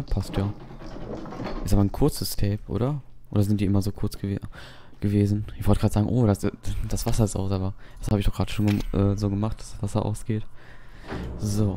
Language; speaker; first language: German; native; German